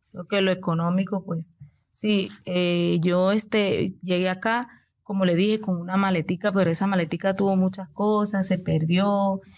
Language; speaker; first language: Spanish; native; Spanish